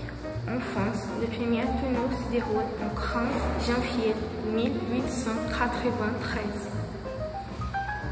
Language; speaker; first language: French; non-native, learner; Portuguese